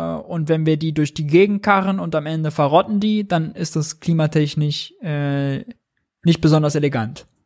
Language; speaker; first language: German; native; German